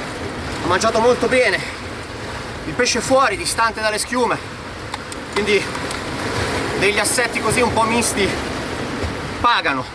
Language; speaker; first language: Italian; native; Italian